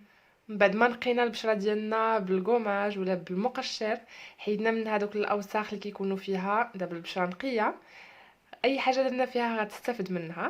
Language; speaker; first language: Arabic; native; Arabic